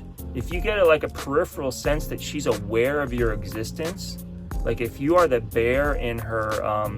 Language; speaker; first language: English; native; English